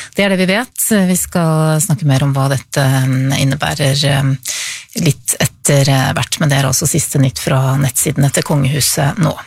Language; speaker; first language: Norwegian; native; Norwegian